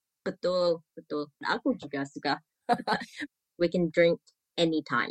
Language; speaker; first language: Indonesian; early bilingual, heritage; Indonesian